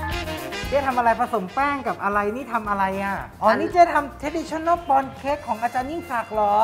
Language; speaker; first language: Thai; native; Thai